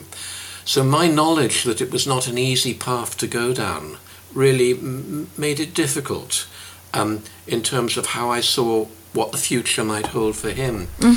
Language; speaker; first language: English; native; English